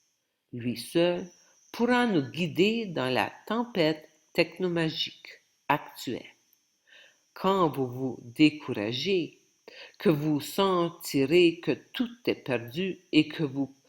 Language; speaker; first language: French; native; French